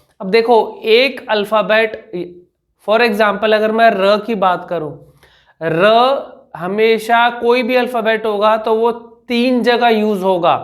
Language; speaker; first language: Hindi; native; Hindi